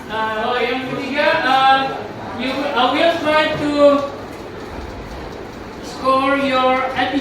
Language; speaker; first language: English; non-native, fluent; Indonesian